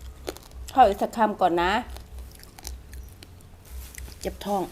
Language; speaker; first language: Thai; non-native, local second language; Northeastern Thai